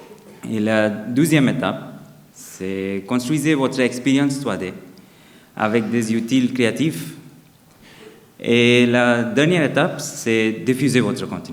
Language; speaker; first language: French; non-native, fluent; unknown